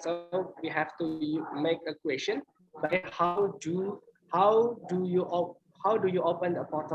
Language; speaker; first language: English; non-native, learner; Indonesian